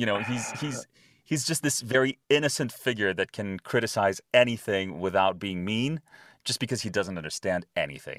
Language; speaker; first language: English; non-native, fluent; Greek